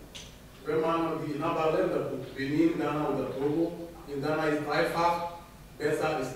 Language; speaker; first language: German; non-native, fluent; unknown